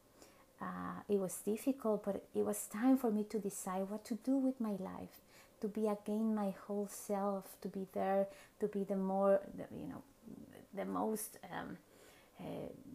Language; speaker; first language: English; non-native, fluent; Spanish